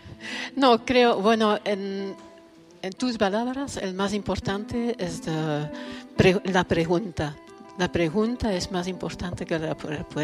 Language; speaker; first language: Spanish; non-native, learner; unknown